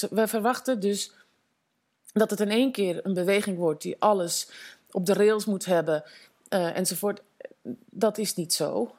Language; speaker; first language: Dutch; native; Dutch